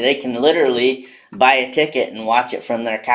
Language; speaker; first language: English; native; English